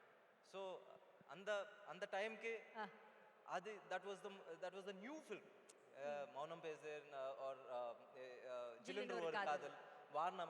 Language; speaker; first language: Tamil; non-native, learner; Telugu